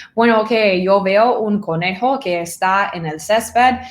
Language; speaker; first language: Spanish; non-native, fluent; English